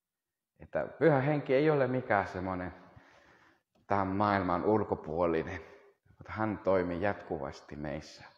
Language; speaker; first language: Finnish; non-native, fluent; Spanish